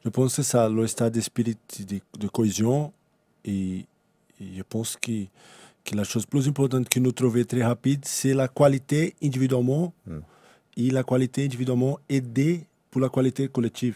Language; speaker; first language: French; non-native, learner; Portuguese